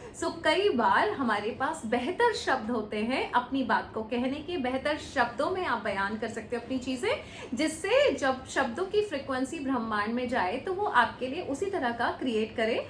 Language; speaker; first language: Hindi; native; Hindi